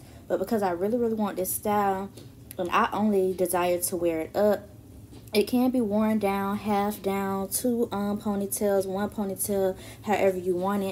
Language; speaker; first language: English; native; English